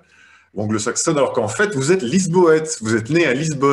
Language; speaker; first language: French; native; French